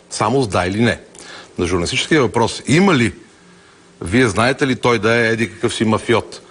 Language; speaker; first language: Bulgarian; native; Bulgarian